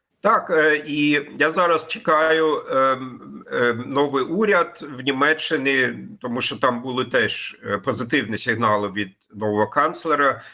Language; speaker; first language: Ukrainian; non-native, fluent; German